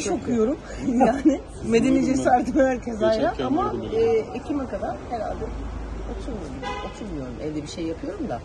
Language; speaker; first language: Turkish; native; Turkish